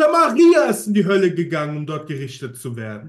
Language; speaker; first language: German; native; German